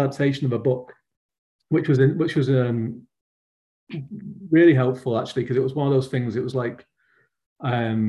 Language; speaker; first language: English; native; English